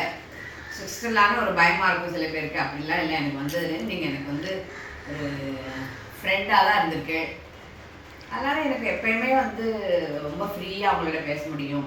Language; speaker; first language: Tamil; native; Tamil